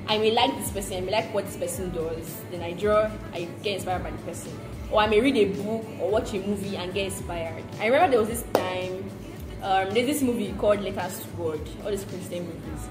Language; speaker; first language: English; non-native, local second language; Yoruba